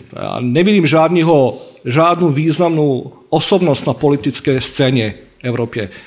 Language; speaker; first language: Czech; non-native, fluent; Bosnian